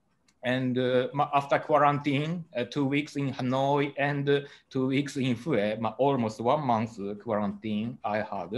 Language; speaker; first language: English; non-native, learner; Japanese